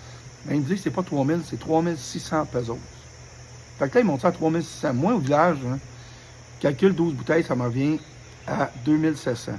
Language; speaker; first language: French; native; French